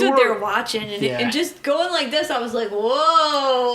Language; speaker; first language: English; native; English